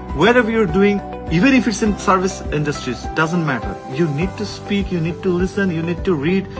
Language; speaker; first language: English; non-native, local second language; Bangla